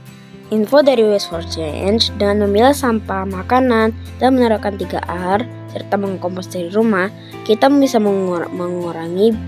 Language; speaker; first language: Indonesian; native; Indonesian